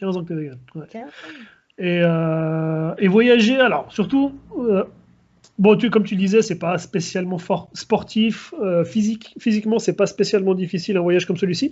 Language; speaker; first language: French; native; French